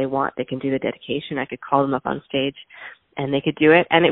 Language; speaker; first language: English; native; English